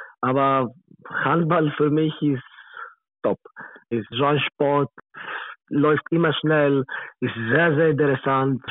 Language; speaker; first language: German; non-native, learner; Greek